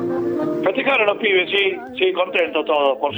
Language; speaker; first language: Spanish; native; Spanish